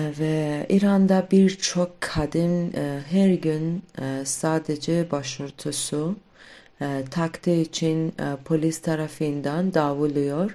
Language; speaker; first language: Turkish; non-native, fluent; Kurdish